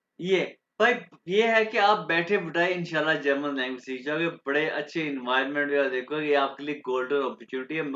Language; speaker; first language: Urdu; non-native, local second language; Punjabi